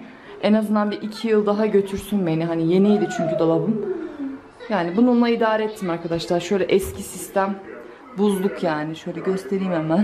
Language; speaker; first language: Turkish; native; Turkish